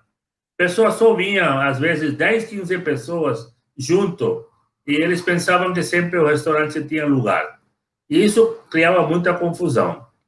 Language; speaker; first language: Portuguese; non-native, fluent; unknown